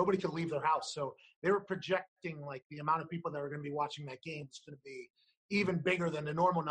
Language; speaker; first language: English; native; English